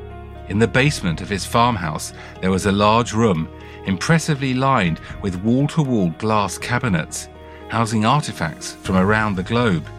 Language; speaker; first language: English; native; English